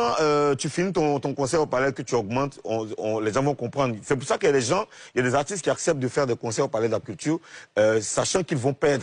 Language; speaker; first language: French; native; French